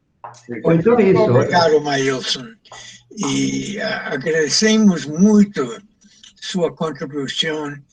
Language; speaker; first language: Portuguese; non-native, fluent; English